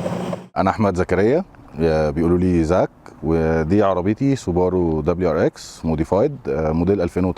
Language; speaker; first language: Arabic; native; Arabic